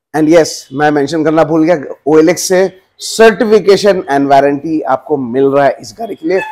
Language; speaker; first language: Hindi; native; Hindi